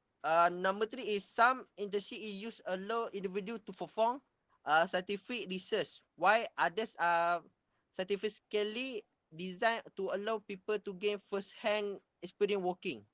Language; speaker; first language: English; non-native, local second language; Malay